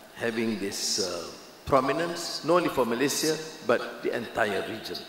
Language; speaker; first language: English; non-native, local second language; Malay